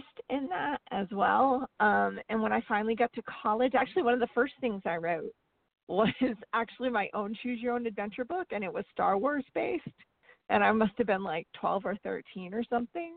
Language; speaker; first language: English; native; English